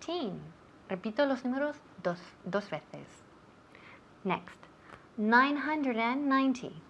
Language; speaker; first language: Spanish; non-native, fluent; English